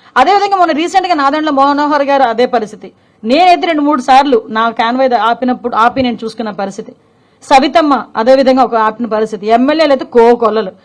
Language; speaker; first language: Telugu; native; Telugu